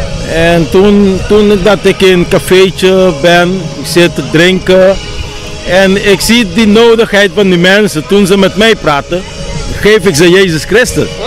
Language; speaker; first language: Dutch; non-native, local second language; Papiamento